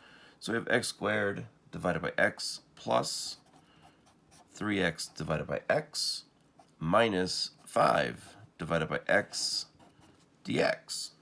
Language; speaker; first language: English; native; English